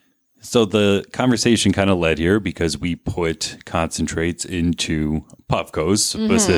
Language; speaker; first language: English; native; English